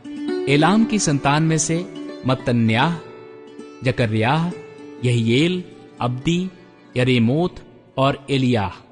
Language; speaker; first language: Hindi; native; Hindi